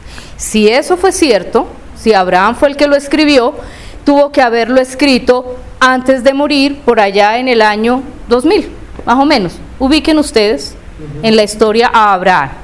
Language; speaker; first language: Spanish; native; Spanish